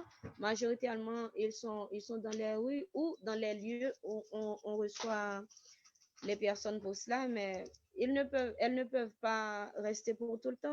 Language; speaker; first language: French; non-native, local second language; Haitian Creole